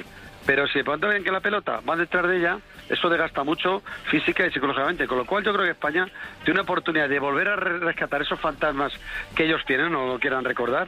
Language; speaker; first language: Spanish; native; Spanish